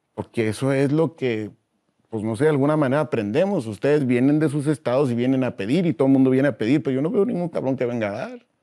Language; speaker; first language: Spanish; native; Spanish